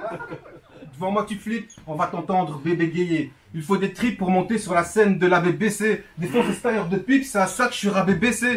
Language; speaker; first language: French; early bilingual, other home language; Turkish